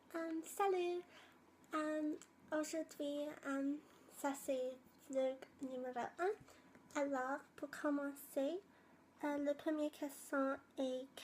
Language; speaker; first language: French; non-native, learner; English